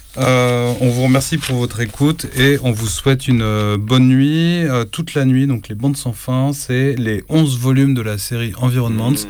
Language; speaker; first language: French; native; French